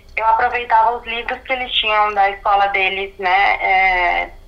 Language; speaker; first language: Portuguese; early bilingual, other home language; Arabic